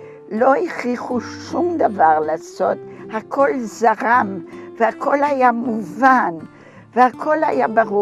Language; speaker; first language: Hebrew; non-native, fluent; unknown